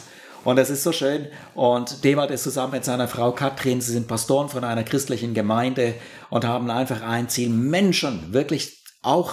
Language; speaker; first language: German; native; German